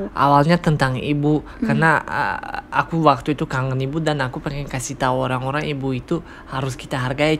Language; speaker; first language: Indonesian; non-native, fluent; Tajik